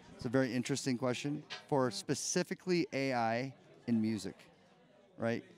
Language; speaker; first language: English; native; English